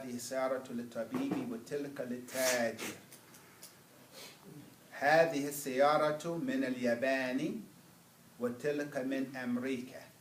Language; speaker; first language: Arabic; non-native, fluent; English